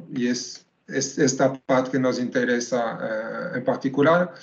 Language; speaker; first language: Spanish; non-native, fluent; French